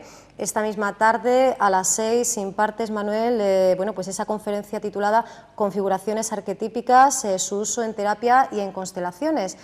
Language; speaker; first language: Spanish; native; Spanish